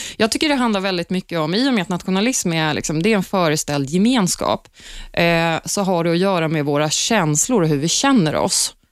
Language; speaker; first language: Swedish; early bilingual, other home language; Turkish